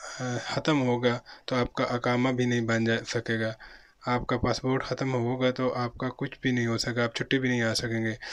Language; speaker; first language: Urdu; non-native, local second language; Punjabi